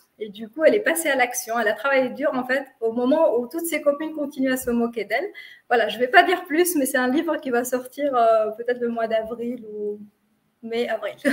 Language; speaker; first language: French; non-native, local second language; Arabic